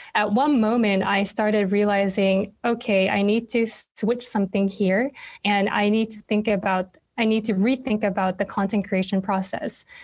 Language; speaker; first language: English; non-native, fluent; Korean